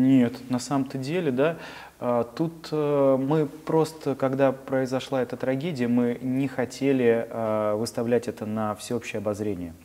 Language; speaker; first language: Russian; native; Russian